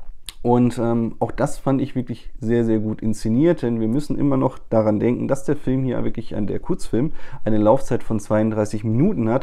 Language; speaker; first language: German; native; German